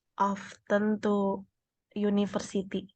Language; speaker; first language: English; non-native, learner; Indonesian